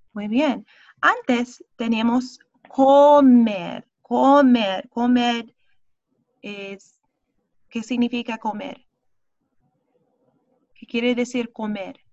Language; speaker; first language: Spanish; non-native, fluent; English